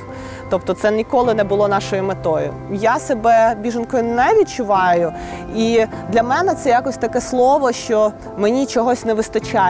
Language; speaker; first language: Ukrainian; native; Ukrainian